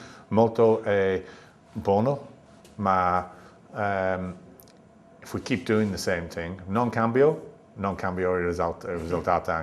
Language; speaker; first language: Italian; non-native, learner; English